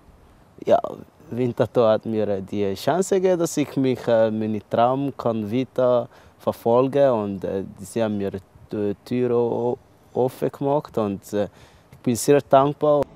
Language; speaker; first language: German; early bilingual, other home language; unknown